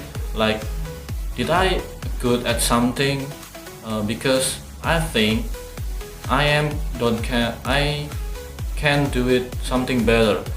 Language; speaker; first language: English; non-native, learner; Indonesian